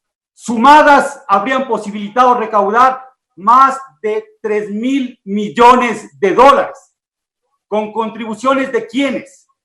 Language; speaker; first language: Spanish; native; Spanish